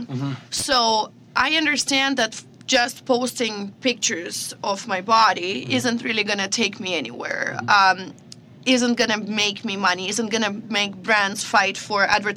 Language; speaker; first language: English; non-native, fluent; Russian